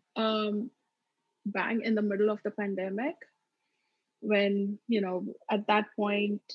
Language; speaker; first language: English; non-native, local second language; Marathi